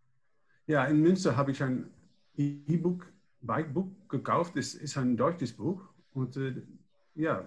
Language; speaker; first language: German; non-native, learner; Dutch